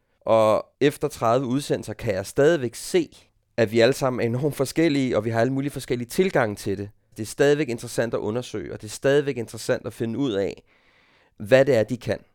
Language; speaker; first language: Danish; native; Danish